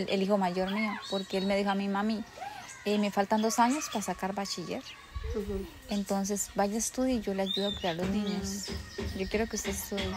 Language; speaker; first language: Spanish; native; Spanish